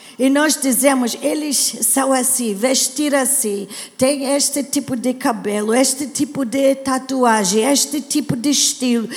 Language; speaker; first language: Portuguese; non-native, learner; English